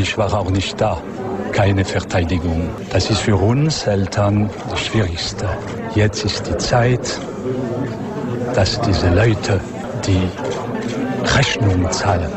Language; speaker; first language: German; non-native, learner; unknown